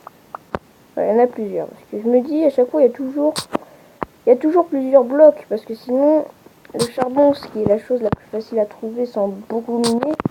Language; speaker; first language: French; native; French